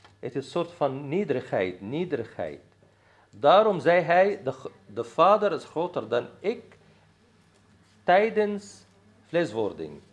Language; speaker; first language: Dutch; non-native, fluent; Arabic